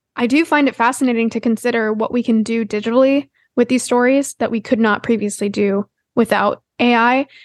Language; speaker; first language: English; native; English